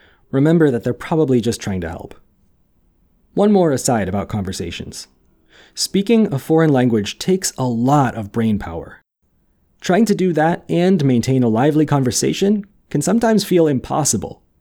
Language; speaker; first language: English; native; English